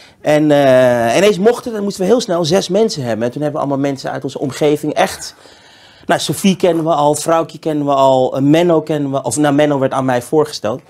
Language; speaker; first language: Dutch; native; Dutch